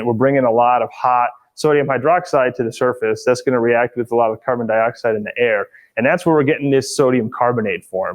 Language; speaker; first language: English; native; English